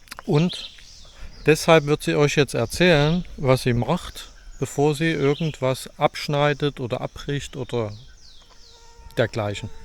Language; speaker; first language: German; native; German